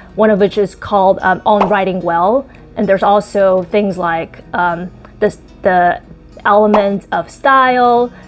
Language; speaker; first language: English; early bilingual, other home language; Chinese